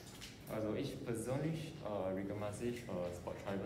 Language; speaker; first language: German; non-native, learner; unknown